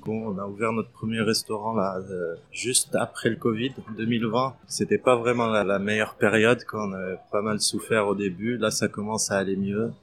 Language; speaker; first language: French; non-native, fluent; Arabic